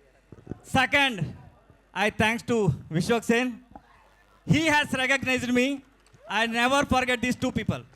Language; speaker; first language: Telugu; non-native, learner; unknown